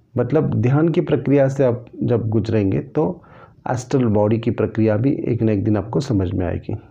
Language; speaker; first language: Hindi; non-native, local second language; Marathi